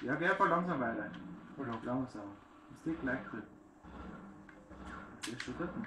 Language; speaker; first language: German; native; German